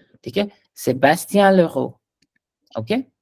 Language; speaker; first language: French; non-native, fluent; Hindi